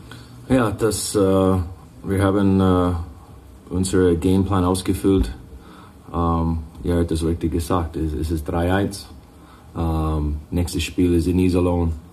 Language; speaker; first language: German; non-native, fluent; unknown